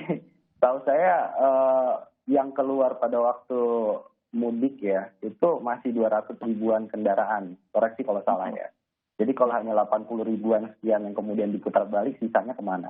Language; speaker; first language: Indonesian; native; Indonesian